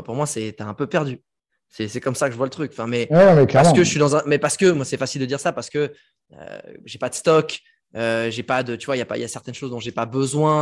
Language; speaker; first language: French; native; French